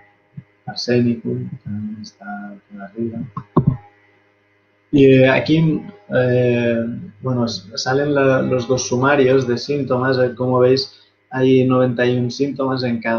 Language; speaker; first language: Spanish; native; Spanish